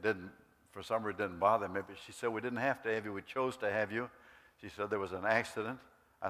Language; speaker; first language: English; native; English